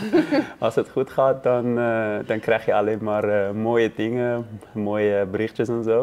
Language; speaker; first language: Dutch; non-native, learner; Persian